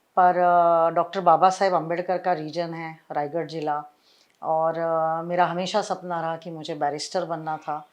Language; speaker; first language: Hindi; non-native, local second language; Marwari